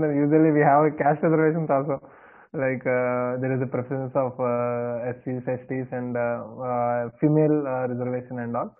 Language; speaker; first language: English; non-native, local second language; Telugu